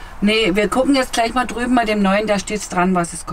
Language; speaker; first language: German; native; German